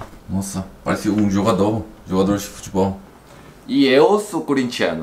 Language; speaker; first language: Portuguese; non-native, fluent; Korean